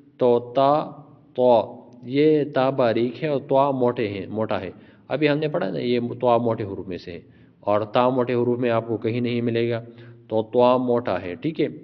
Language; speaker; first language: Urdu; native; Urdu